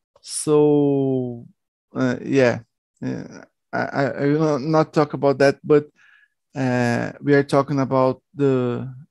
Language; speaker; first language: English; non-native, learner; Portuguese